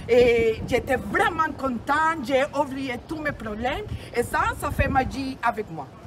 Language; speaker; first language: French; non-native, fluent; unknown